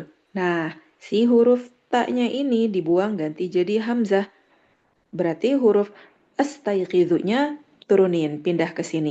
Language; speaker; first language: Indonesian; native; Indonesian